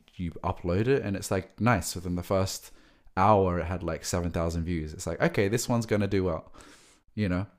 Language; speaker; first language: English; native; English